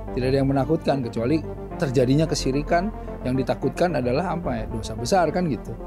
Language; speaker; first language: Indonesian; non-native, local second language; Sundanese